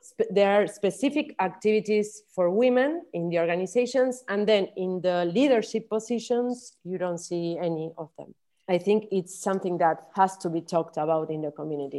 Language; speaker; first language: English; non-native, fluent; Spanish